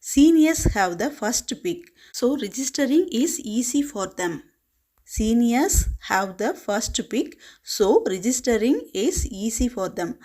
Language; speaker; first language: English; non-native, local second language; Tamil